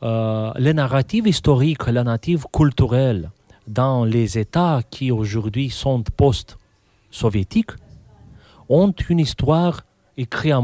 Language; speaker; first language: French; non-native, fluent; Romanian